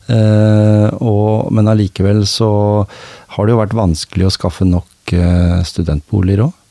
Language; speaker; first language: Norwegian; native; Norwegian